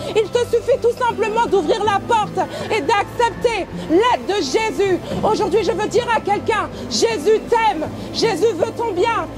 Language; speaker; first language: French; native; French